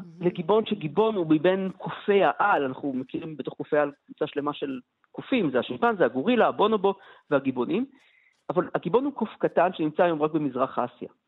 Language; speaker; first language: Hebrew; native; Hebrew